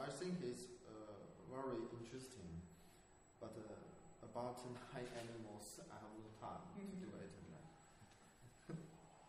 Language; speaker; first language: English; non-native, learner; Chinese